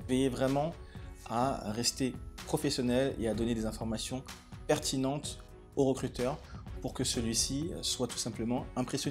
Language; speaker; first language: French; native; French